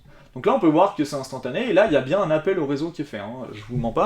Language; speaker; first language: French; native; French